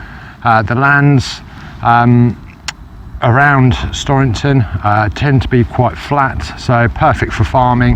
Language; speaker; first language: English; native; English